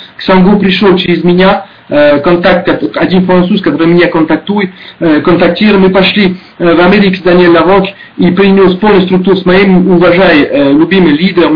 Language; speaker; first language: Russian; non-native, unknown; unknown